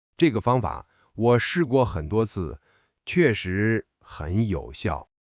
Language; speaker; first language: Chinese; non-native, fluent; English